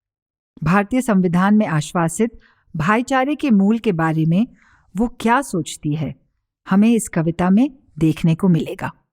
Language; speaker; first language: Hindi; native; Hindi